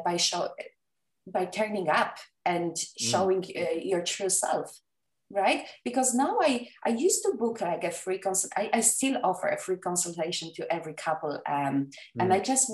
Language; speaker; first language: English; non-native, fluent; Polish